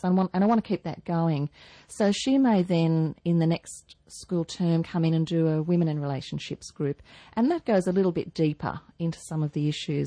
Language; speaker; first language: English; native; English